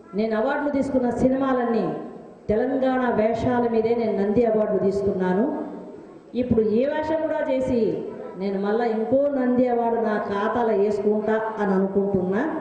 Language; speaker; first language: Telugu; native; Telugu